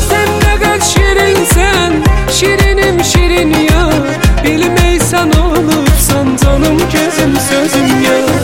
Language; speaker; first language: Azerbaijani; non-native, learner; Indonesian